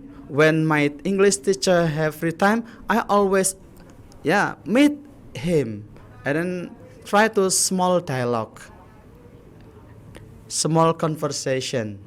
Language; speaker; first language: English; non-native, learner; Indonesian